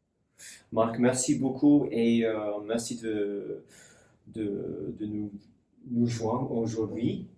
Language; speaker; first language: French; non-native, fluent; English